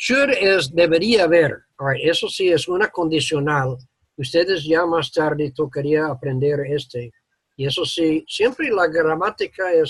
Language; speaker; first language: Spanish; non-native, learner; English